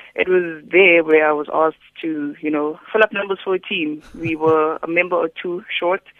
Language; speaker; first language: English; non-native, local second language; Xhosa